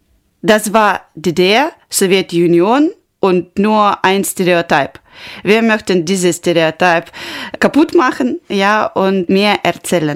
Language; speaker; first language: German; non-native, learner; Ukrainian